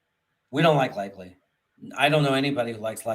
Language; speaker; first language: English; native; English